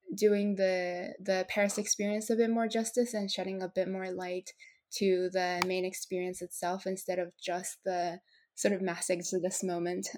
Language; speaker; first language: English; non-native, fluent; Japanese